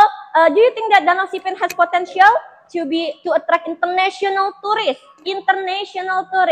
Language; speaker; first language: English; non-native, fluent; Indonesian